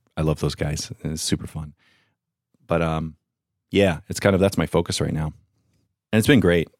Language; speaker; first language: English; native; English